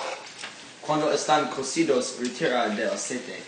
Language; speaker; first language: Spanish; non-native, learner; English